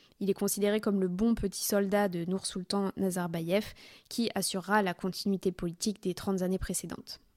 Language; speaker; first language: French; native; French